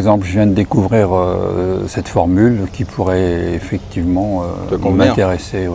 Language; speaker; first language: French; native; French